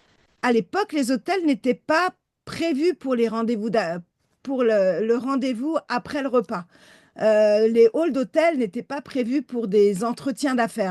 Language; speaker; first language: French; native; French